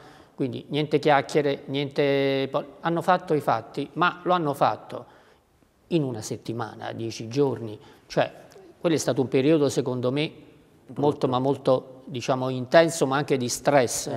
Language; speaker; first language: Italian; native; Italian